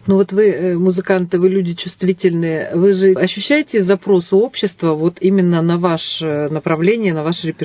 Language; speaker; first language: Russian; native; Russian